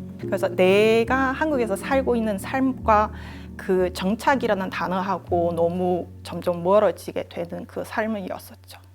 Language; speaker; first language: Korean; non-native, fluent; Chinese